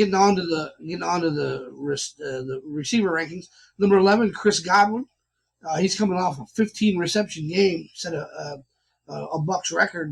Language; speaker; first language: English; native; English